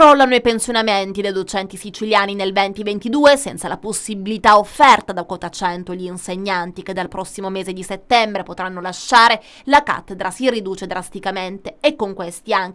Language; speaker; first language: Italian; native; Italian